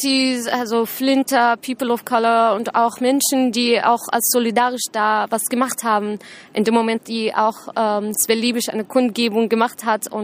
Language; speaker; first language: German; non-native, learner; Arabic